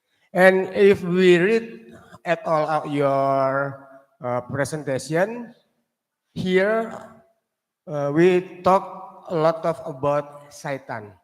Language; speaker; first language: English; non-native, learner; Indonesian